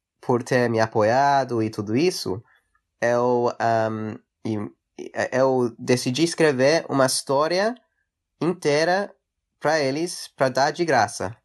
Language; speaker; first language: Portuguese; early bilingual, heritage; English